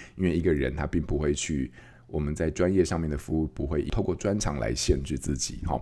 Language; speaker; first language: Chinese; native; Chinese